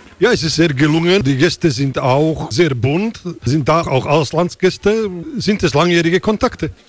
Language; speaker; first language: German; non-native, local second language; Slovak